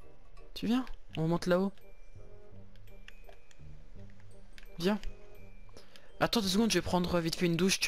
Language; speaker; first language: French; native; French